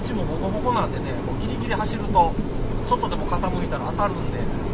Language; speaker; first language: Japanese; native; Japanese